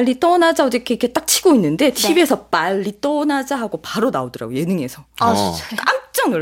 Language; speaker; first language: Korean; native; Korean